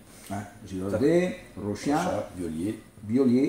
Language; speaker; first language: French; non-native, learner; Italian